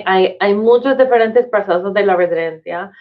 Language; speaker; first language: Spanish; non-native, fluent; English